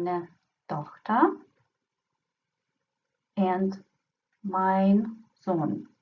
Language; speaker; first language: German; non-native, fluent; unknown